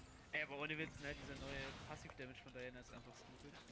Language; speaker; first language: German; native; German